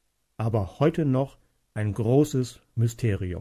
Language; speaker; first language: German; native; German